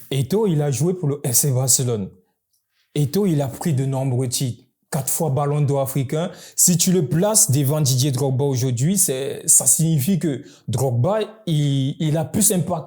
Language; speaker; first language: French; native; French